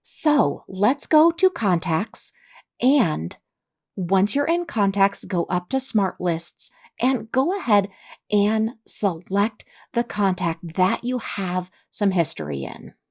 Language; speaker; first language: English; native; English